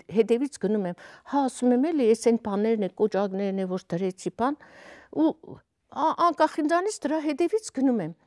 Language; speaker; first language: Armenian; native; Armenian